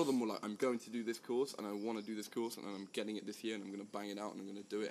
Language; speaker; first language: English; native; English